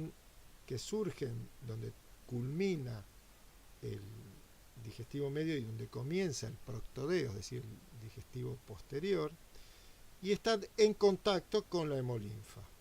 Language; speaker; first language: Spanish; native; Spanish